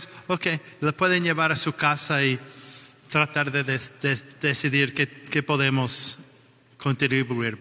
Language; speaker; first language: Spanish; non-native, fluent; English